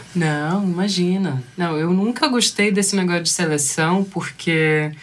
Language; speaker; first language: Portuguese; non-native, fluent; English